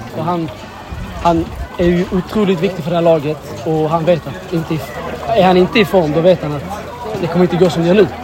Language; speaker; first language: Swedish; early bilingual, other home language; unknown